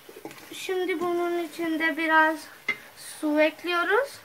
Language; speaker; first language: Turkish; non-native, learner; Urdu